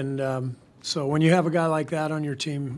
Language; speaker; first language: English; native; English